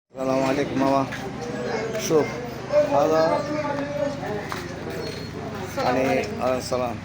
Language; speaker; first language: Arabic; non-native, learner; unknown